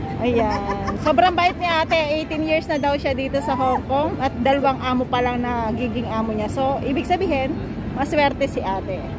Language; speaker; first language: Filipino; native; Filipino